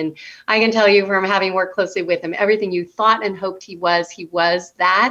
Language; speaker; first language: English; native; English